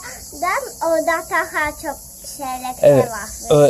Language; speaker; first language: Turkish; early bilingual, heritage; Turkish